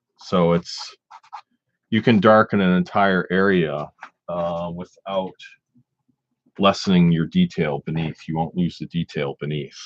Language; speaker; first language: English; native; English